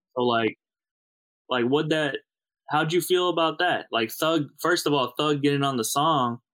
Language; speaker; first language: English; native; English